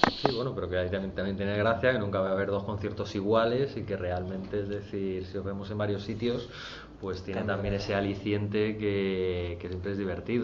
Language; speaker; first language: Spanish; native; Spanish